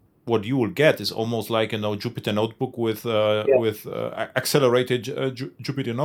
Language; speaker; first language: English; non-native, fluent; German